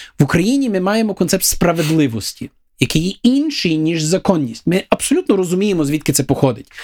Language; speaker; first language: Ukrainian; early bilingual, heritage; Ukrainian